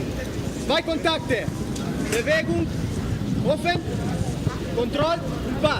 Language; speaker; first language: German; non-native, learner; Italian